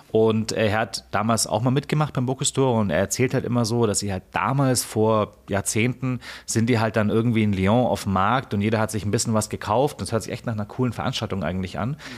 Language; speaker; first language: German; native; German